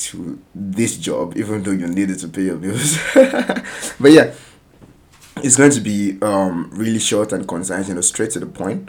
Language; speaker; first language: English; non-native, local second language; Yoruba